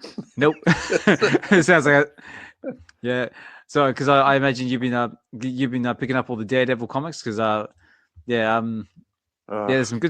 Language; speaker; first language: English; native; English